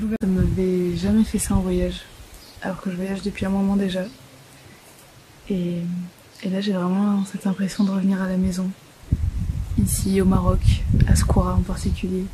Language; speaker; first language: French; native; French